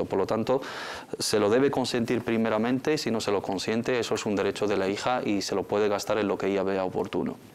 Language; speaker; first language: Spanish; native; Spanish